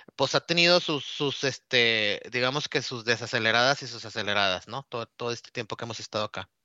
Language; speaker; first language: Spanish; native; Spanish